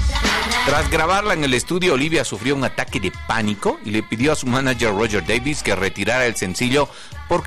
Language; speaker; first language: Spanish; native; Spanish